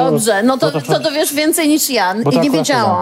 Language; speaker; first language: Polish; early bilingual, heritage; Polish